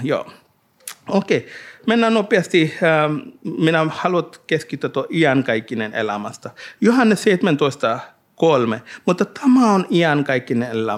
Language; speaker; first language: Finnish; non-native, learner; Hindi